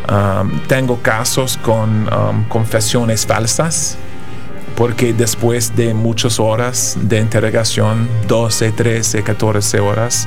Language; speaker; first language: Spanish; non-native, fluent; English